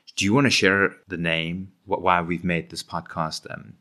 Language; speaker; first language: English; native; English